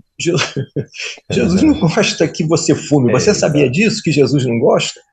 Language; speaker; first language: Portuguese; native; Portuguese